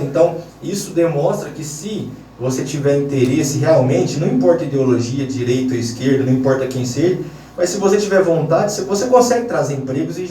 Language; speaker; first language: Portuguese; native; Portuguese